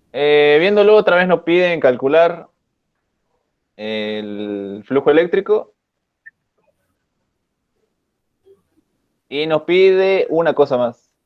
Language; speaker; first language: Spanish; native; Spanish